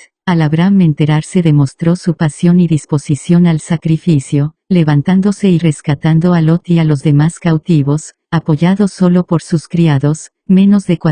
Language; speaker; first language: Spanish; native; Spanish